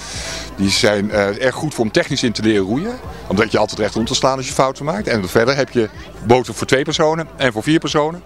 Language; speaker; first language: Dutch; native; Dutch